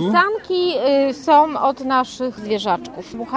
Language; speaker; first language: Polish; native; Polish